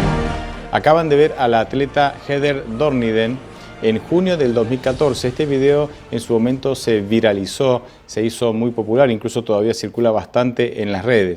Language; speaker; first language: Spanish; native; Spanish